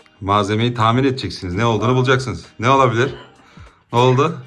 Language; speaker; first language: Turkish; early bilingual, heritage; Turkish